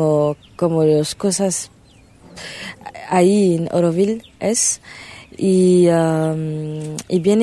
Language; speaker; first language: Spanish; non-native, learner; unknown